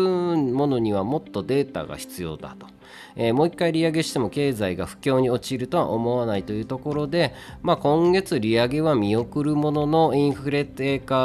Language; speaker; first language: Japanese; native; Japanese